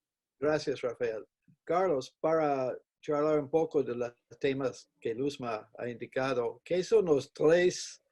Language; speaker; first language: Spanish; non-native, fluent; English